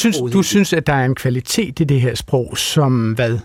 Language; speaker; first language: Danish; native; Danish